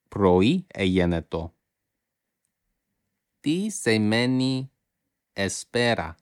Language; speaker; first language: Greek; non-native, fluent; English